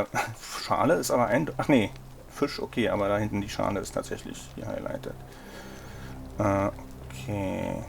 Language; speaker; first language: German; native; German